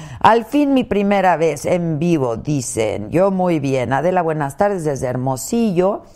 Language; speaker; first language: Spanish; native; Spanish